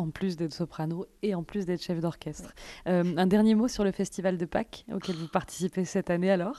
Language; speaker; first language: French; native; French